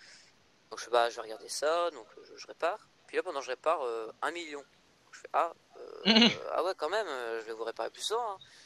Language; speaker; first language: French; native; French